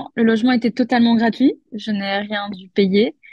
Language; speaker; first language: French; native; French